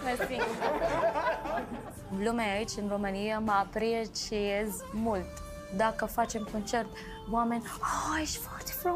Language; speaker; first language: Romanian; non-native, learner; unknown